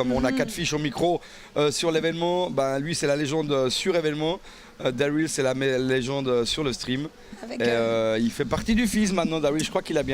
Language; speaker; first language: French; native; French